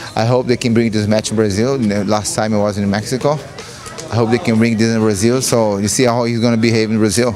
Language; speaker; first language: English; non-native, learner; Portuguese